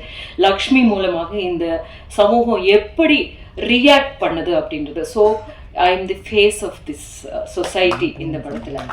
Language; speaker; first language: Tamil; native; Tamil